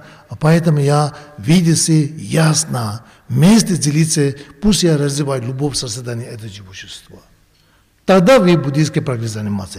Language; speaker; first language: Russian; non-native, learner; Tibetan